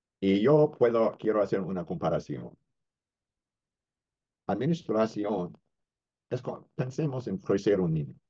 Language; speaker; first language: Spanish; non-native, fluent; English